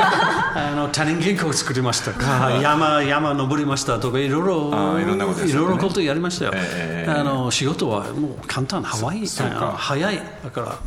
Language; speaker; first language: Japanese; non-native, learner; English